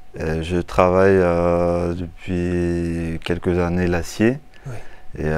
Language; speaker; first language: French; non-native, local second language; Mossi